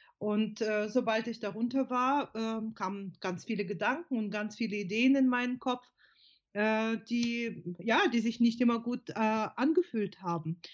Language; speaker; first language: German; non-native, fluent; Russian